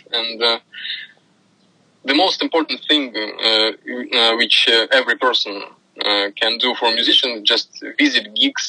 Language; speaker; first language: English; non-native, fluent; Russian